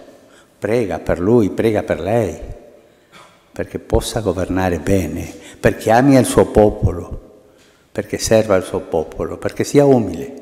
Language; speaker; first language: Italian; non-native, local second language; Spanish